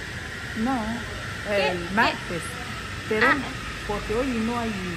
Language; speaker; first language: Spanish; non-native, learner; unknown